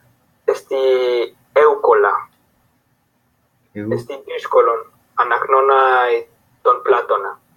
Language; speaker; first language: Greek; non-native, fluent; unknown